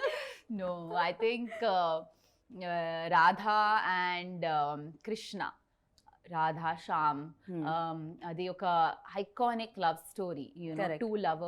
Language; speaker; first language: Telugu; non-native, local second language; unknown